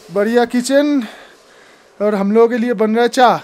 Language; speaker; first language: Hindi; non-native, local second language; Bangla